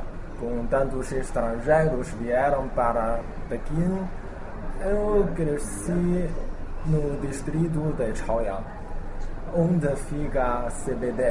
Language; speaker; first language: Portuguese; non-native, learner; Chinese